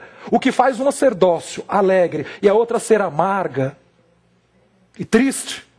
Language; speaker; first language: Portuguese; native; Portuguese